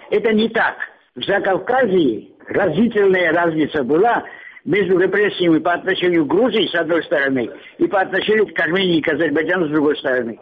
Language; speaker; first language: Russian; non-native, local second language; Georgian